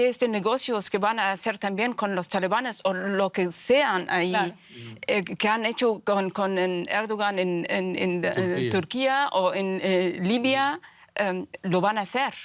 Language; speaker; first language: Spanish; non-native, fluent; Persian